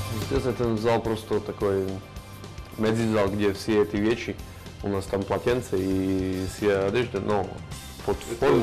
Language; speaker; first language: Russian; non-native, learner; Slovak